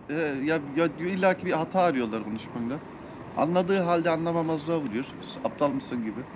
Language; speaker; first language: Turkish; early bilingual, heritage; Turkish